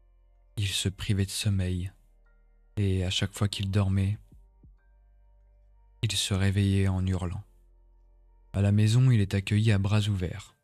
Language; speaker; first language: French; native; French